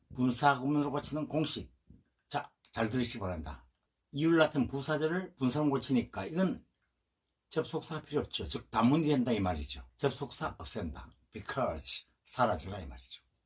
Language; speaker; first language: Korean; native; Korean